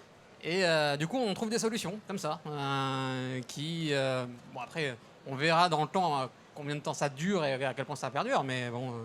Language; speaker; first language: French; native; French